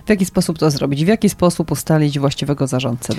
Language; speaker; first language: Polish; native; Polish